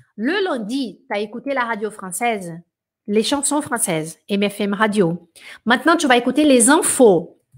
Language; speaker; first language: French; non-native, fluent; Portuguese